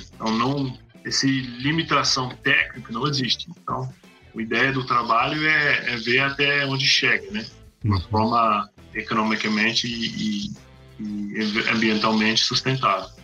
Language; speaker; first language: Portuguese; non-native, fluent; English